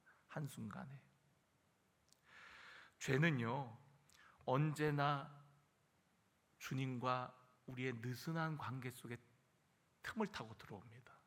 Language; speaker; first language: Korean; native; Korean